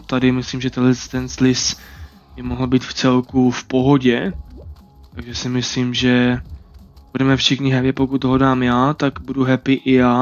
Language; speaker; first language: Czech; native; Czech